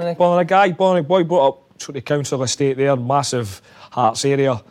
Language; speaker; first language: English; native; English